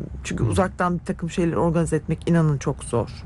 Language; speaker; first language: Turkish; native; Turkish